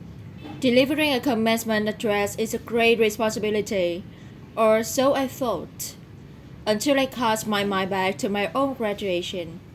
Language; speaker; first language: English; non-native, learner; Vietnamese